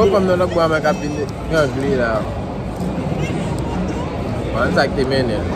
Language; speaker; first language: French; non-native, learner; Haitian Creole